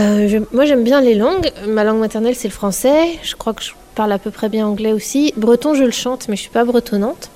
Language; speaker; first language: French; native; French